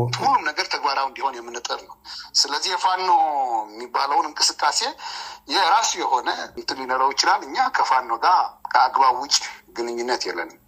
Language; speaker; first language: Amharic; non-native, local second language; Tigrinya